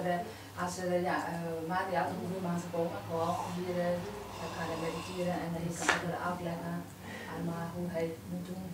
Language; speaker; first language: Dutch; non-native, learner; Burmese